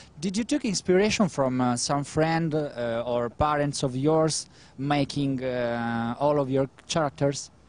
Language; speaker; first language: English; non-native, fluent; Italian